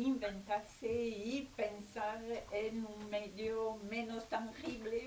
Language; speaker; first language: Catalan; non-native, local second language; Spanish